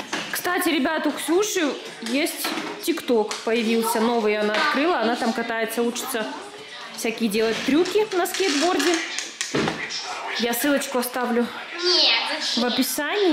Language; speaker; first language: Russian; native; Russian